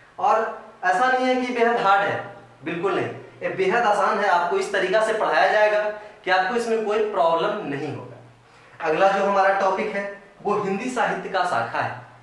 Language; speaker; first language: Hindi; native; Hindi